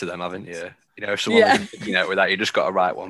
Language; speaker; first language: English; native; English